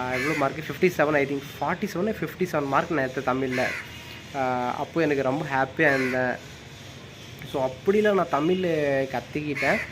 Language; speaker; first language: Tamil; non-native, local second language; Hindi